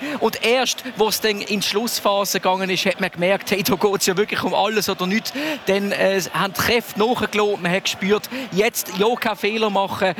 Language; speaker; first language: German; native; German